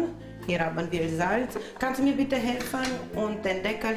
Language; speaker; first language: German; non-native, local second language; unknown